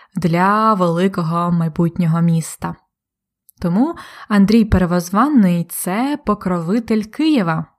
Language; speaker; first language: Ukrainian; native; Ukrainian